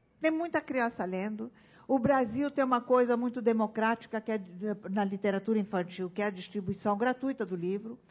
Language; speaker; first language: Portuguese; early bilingual, other home language; Italian